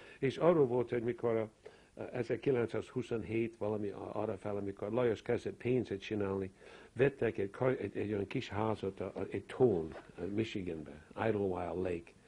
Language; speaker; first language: Hungarian; early bilingual, heritage; Hungarian